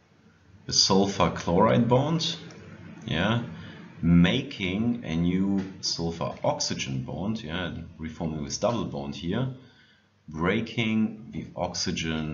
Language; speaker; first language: English; non-native, fluent; German